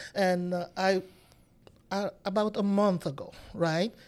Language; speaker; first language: English; non-native, learner; Haitian Creole